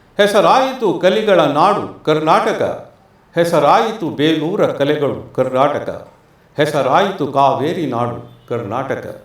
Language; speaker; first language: Kannada; non-native, local second language; Tamil